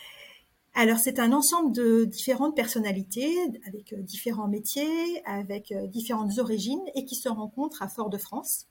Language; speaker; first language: French; native; French